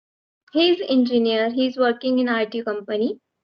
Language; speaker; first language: English; non-native, learner; Marathi